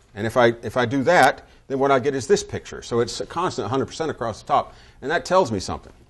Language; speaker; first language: English; native; English